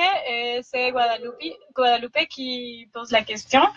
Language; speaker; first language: French; non-native, fluent; Spanish